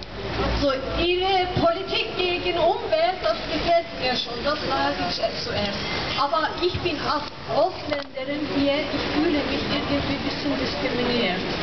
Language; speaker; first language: German; non-native, fluent; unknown